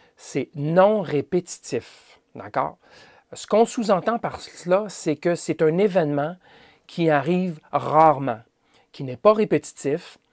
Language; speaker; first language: French; native; French